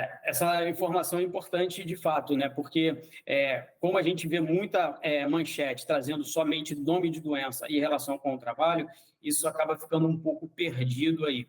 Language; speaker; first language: Portuguese; native; Portuguese